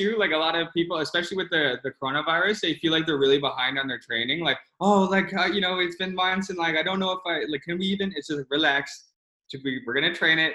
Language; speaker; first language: English; native; English